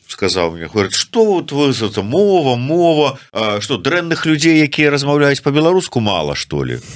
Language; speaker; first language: Belarusian; native; Belarusian